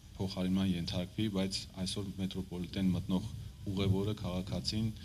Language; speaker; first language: Armenian; native; Armenian